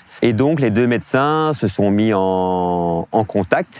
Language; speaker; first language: French; native; French